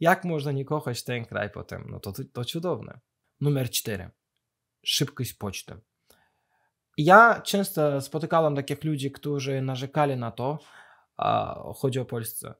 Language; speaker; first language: Polish; non-native, fluent; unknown